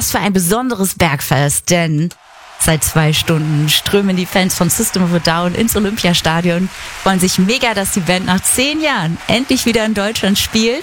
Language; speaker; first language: German; native; German